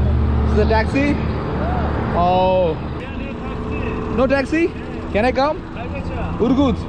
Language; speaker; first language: English; non-native, local second language; Malayalam